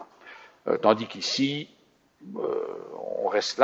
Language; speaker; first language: French; native; French